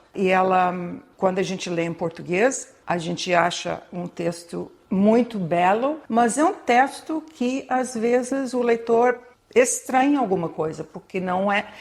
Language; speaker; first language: Portuguese; non-native, fluent; English